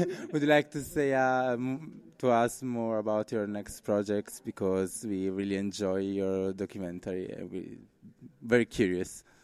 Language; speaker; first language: English; non-native, fluent; Italian